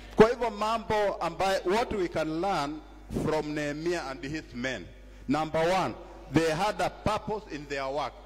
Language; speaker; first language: English; non-native, local second language; Swahili